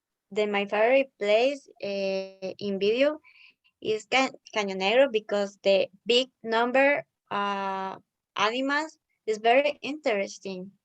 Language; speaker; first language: English; non-native, learner; Spanish